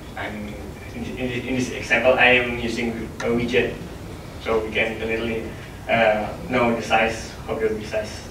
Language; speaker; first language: English; non-native, learner; Indonesian